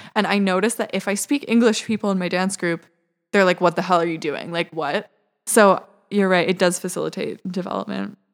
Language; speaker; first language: English; native; English